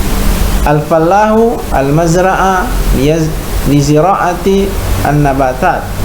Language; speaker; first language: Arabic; non-native, fluent; Indonesian